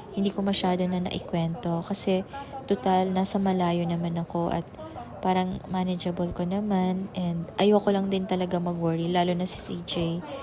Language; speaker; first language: Filipino; native; Filipino